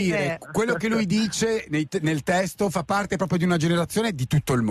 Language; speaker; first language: Italian; native; Italian